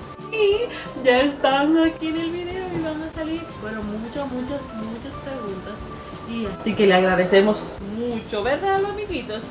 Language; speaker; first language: Spanish; native; Spanish